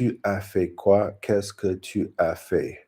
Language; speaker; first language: French; non-native, learner; English